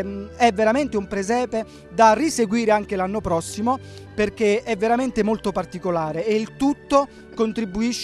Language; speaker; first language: Italian; native; Italian